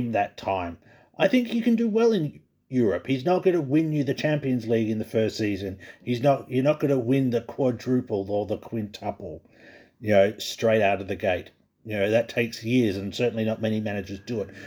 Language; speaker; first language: English; native; English